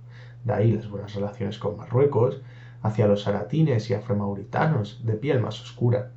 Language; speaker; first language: Spanish; native; Spanish